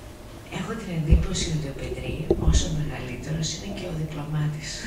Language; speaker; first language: Greek; native; Greek